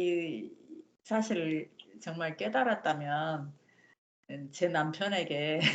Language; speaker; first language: Korean; native; Korean